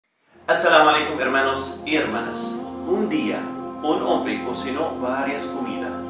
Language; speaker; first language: Spanish; non-native, fluent; Arabic